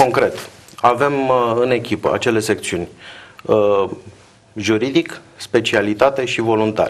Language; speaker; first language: Romanian; native; Romanian